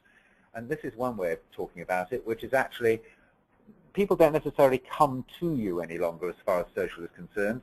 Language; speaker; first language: English; native; English